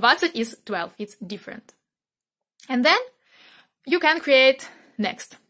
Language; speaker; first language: English; non-native, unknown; Russian